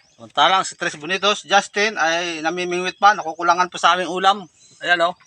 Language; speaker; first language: Filipino; non-native, local second language; Cebuano